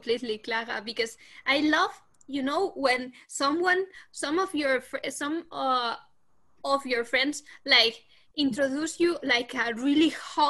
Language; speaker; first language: English; non-native, learner; Spanish